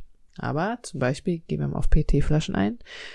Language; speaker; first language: German; native; German